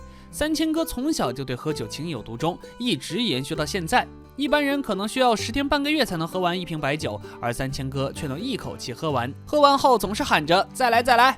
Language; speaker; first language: Chinese; native; Chinese